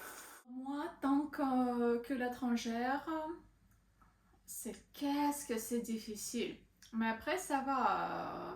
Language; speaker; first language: French; non-native, learner; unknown